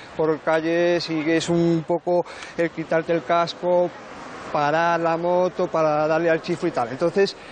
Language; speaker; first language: Spanish; native; Spanish